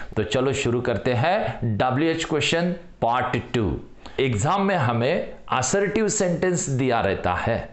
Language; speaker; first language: Hindi; non-native, local second language; Marathi